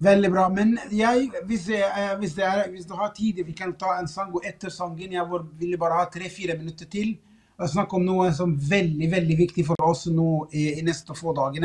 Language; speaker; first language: Swedish; non-native, fluent; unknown